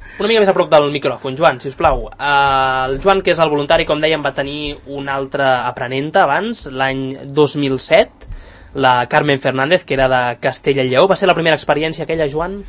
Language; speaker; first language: Catalan; native; Catalan